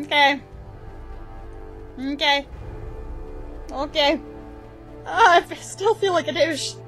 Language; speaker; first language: English; native; English